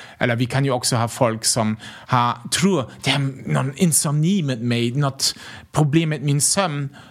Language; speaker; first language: Swedish; non-native, fluent; German